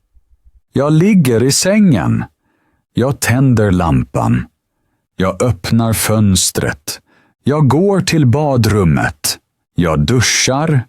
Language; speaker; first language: Swedish; native; Swedish